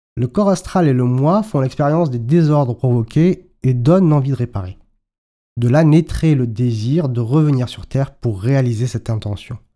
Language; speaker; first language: French; native; French